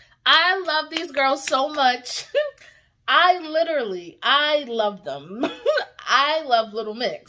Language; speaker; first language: English; native; English